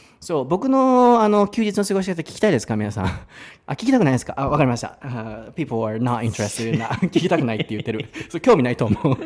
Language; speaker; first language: Japanese; native; Japanese